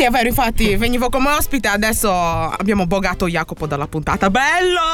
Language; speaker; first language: Italian; native; Italian